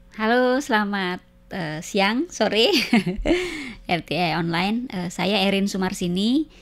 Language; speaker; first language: Indonesian; native; Indonesian